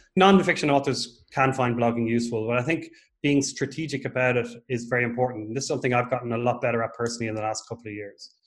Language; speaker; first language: English; native; English